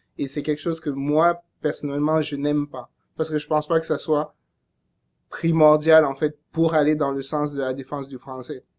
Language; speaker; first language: French; native; French